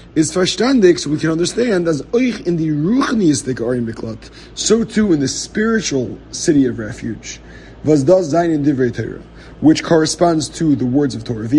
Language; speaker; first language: English; native; English